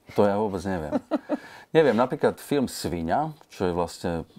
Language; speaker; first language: Slovak; native; Slovak